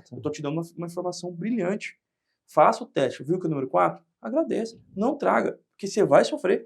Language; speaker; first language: Portuguese; native; Portuguese